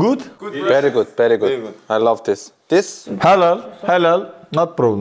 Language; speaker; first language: English; non-native, learner; Turkish